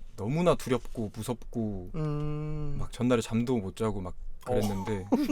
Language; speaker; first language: Korean; native; Korean